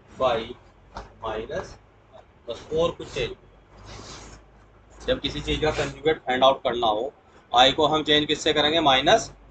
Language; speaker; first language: Hindi; native; Hindi